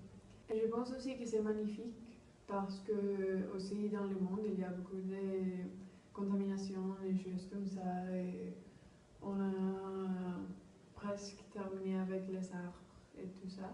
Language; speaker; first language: French; non-native, learner; Spanish